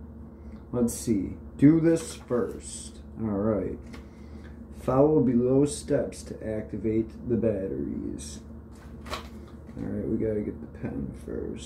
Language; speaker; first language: English; native; English